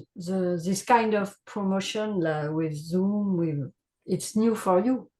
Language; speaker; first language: English; non-native, learner; French